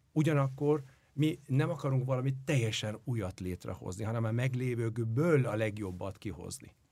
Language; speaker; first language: Hungarian; non-native, fluent; Turkish